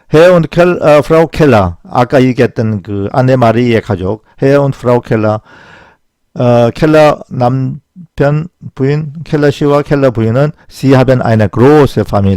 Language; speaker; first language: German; non-native, fluent; Korean